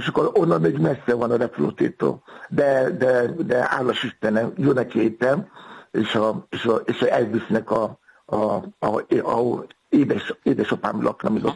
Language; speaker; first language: Hungarian; non-native, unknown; Yoruba